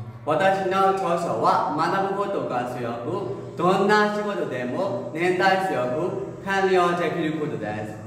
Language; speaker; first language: Japanese; non-native, learner; Burmese